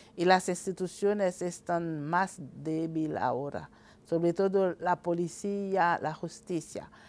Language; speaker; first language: Spanish; non-native, fluent; Haitian Creole